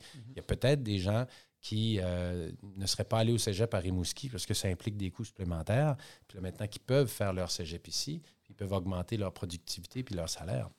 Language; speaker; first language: French; native; French